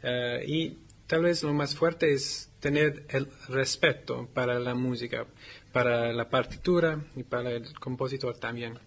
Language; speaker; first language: Spanish; non-native, learner; English